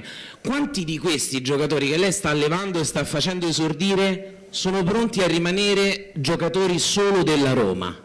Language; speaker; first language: Italian; native; Italian